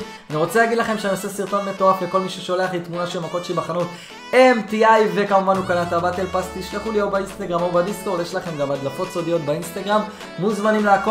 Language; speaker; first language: Hebrew; native; Hebrew